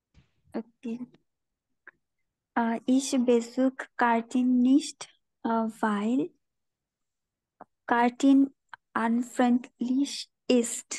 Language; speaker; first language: German; non-native, learner; Bangla